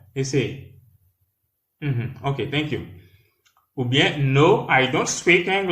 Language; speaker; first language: English; non-native, learner; Haitian Creole